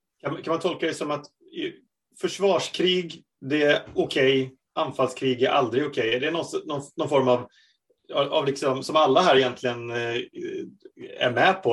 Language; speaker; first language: Swedish; native; Swedish